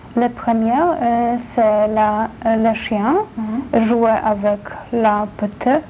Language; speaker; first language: French; non-native, learner; Polish